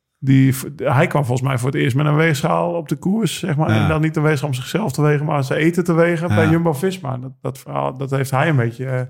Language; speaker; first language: Dutch; native; Dutch